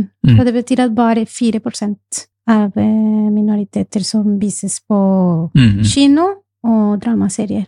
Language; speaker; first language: Norwegian; non-native, fluent; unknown